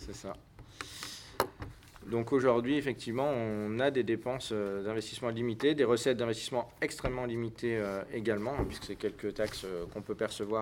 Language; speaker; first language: French; native; French